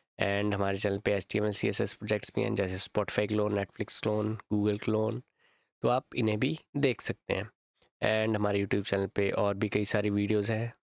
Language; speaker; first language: Hindi; native; Hindi